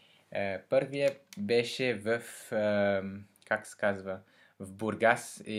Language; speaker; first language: Bulgarian; non-native, learner; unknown